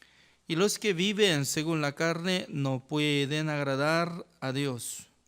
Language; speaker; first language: Spanish; non-native, fluent; Korean